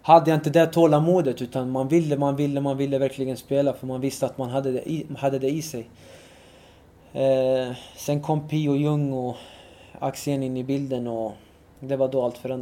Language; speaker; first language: Swedish; early bilingual, other home language; Arabic